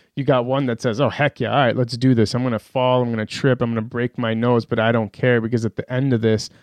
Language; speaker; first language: English; early bilingual, other home language; Persian